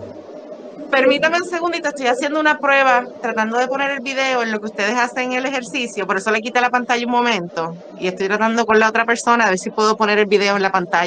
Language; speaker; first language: Spanish; native; Spanish